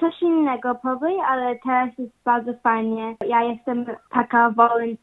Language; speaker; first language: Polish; early bilingual, heritage; English